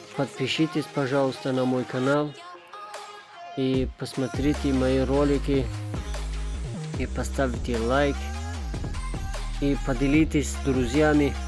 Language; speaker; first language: Russian; non-native, fluent; Tajik